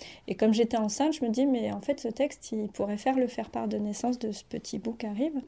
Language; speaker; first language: French; native; French